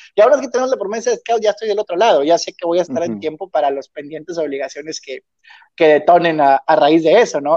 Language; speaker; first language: Spanish; native; Spanish